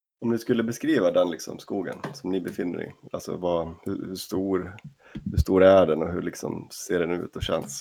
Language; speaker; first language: Swedish; native; Swedish